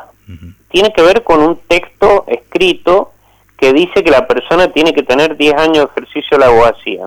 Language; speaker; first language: Spanish; native; Spanish